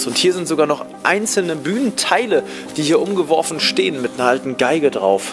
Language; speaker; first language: German; native; German